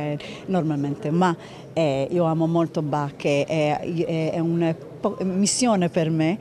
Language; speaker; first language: Italian; non-native, learner; Hebrew